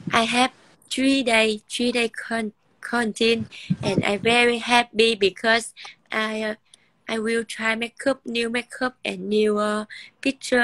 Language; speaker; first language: English; non-native, learner; Vietnamese